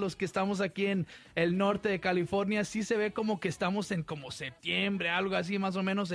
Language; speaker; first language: Spanish; early bilingual, heritage; Spanish